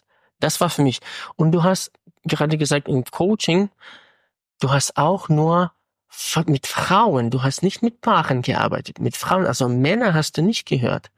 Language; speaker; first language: German; non-native, fluent; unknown